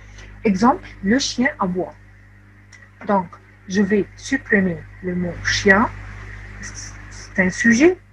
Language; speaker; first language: French; non-native, fluent; Arabic